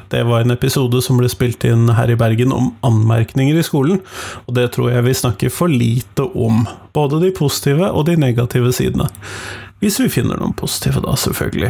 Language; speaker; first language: Norwegian; native; Norwegian